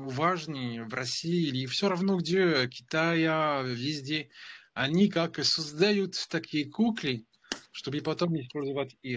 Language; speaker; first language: Russian; non-native, fluent; French